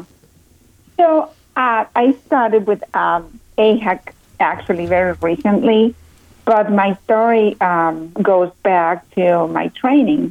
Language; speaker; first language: English; non-native, fluent; Spanish